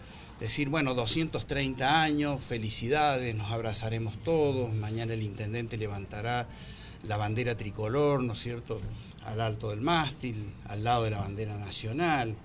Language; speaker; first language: Spanish; native; Spanish